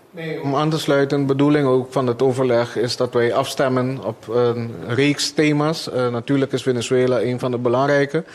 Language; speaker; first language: Dutch; non-native, local second language; Papiamento